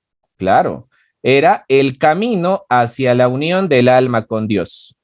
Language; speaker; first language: Spanish; native; Spanish